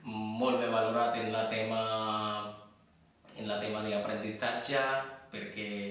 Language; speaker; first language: Catalan; non-native, fluent; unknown